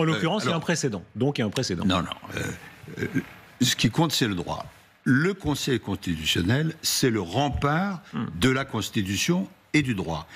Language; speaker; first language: French; native; French